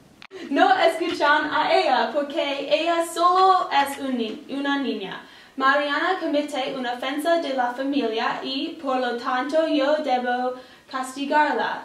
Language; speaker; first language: Spanish; non-native, learner; English